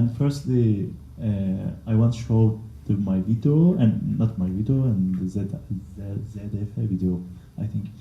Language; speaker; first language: English; non-native, learner; Kurdish